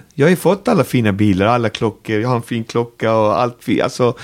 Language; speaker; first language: Swedish; native; Swedish